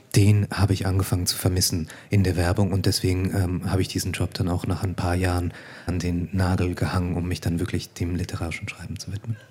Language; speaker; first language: German; native; German